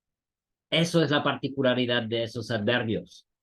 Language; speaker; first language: Spanish; non-native, fluent; French